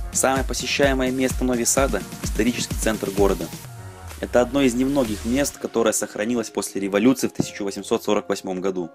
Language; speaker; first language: Russian; native; Russian